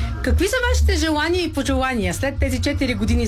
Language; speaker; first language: Bulgarian; native; Bulgarian